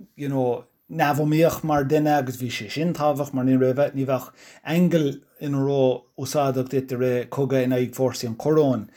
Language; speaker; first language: Irish; non-native, local second language; English